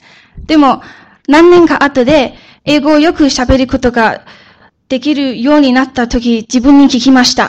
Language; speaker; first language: Japanese; early bilingual, other home language; Chinese